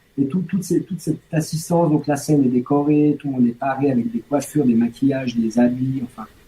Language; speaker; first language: French; native; French